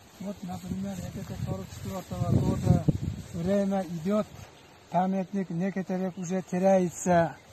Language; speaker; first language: Russian; non-native, local second language; Uzbek